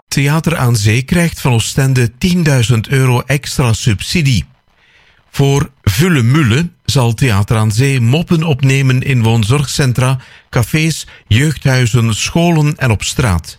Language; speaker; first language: Dutch; native; Dutch